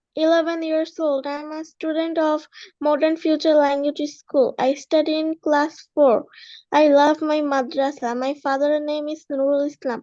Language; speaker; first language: English; non-native, learner; Bangla